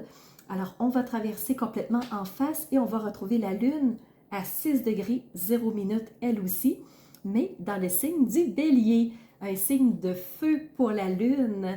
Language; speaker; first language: French; native; French